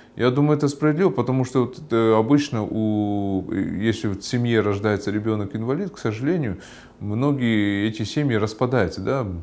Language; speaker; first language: Russian; non-native, local second language; Kyrgyz